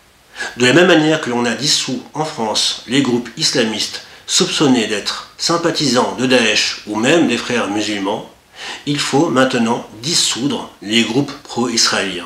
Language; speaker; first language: French; native; French